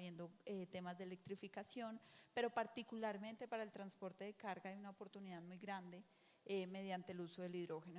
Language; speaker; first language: Spanish; native; Spanish